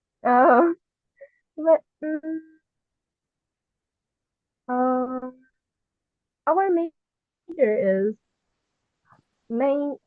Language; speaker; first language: English; non-native, learner; Japanese